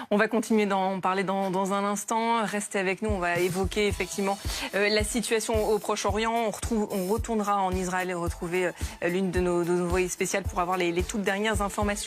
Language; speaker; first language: French; native; French